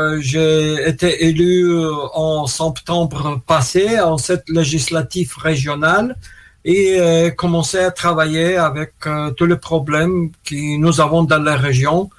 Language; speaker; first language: French; non-native, learner; Russian